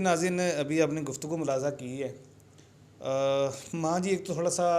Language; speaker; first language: Urdu; non-native, local second language; Punjabi